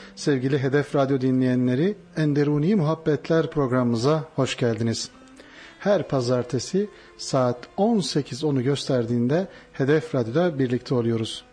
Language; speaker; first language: Turkish; native; Turkish